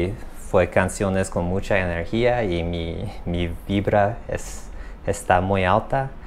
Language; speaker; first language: Spanish; non-native, learner; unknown